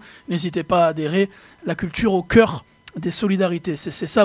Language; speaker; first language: French; native; French